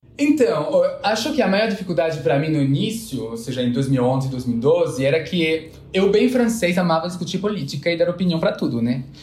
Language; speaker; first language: Portuguese; non-native, fluent; French